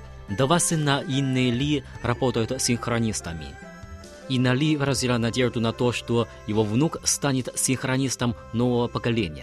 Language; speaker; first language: Russian; non-native, fluent; Chinese